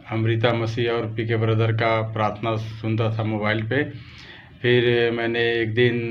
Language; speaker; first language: Hindi; native; Hindi